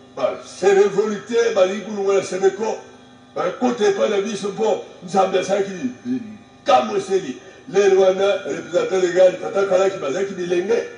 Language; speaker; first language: Lingala; non-native, local second language; Kongo